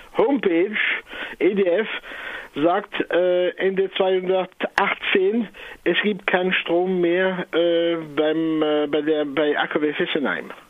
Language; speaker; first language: German; non-native, local second language; French